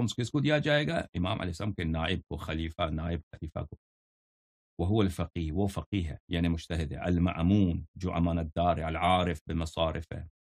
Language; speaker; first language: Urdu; non-native, fluent; Persian